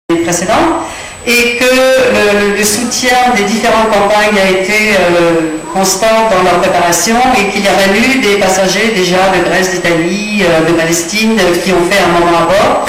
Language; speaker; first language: French; native; French